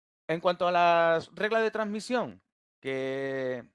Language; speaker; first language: Spanish; native; Spanish